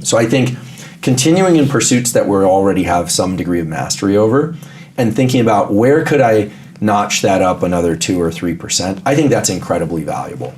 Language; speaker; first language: English; native; English